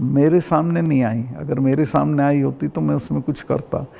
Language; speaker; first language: Hindi; native; Hindi